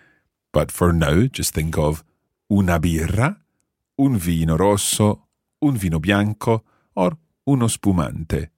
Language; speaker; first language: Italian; non-native, fluent; English